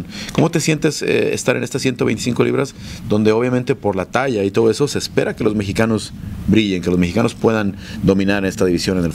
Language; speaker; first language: Spanish; native; Spanish